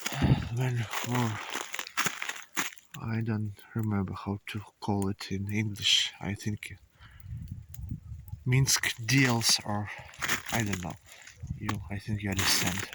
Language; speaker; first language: English; non-native, learner; Ukrainian